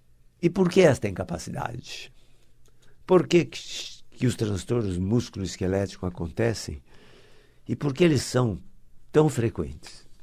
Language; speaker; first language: Portuguese; native; Portuguese